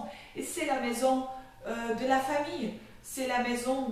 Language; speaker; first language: French; non-native, fluent; Dutch